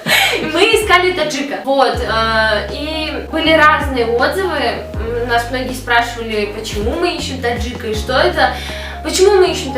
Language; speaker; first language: Russian; native; Russian